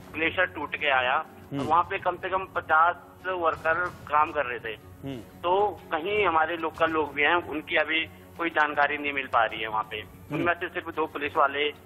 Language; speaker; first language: Hindi; native; Hindi